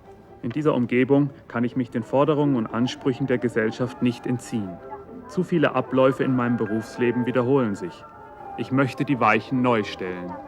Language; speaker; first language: German; native; German